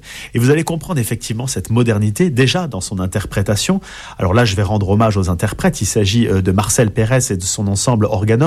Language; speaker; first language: French; native; French